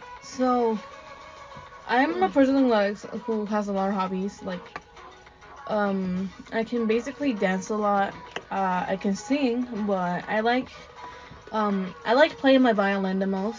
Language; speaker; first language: English; non-native, fluent; Spanish